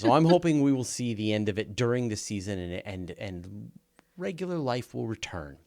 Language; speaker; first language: English; native; English